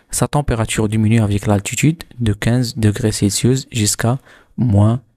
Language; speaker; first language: French; non-native, local second language; Arabic